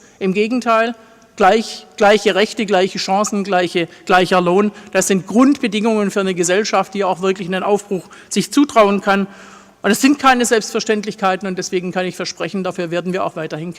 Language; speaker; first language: German; native; German